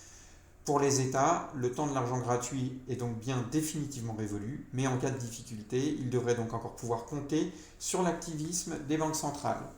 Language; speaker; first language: French; native; French